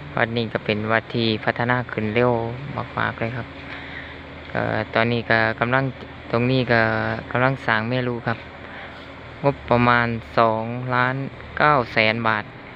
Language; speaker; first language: Thai; native; Thai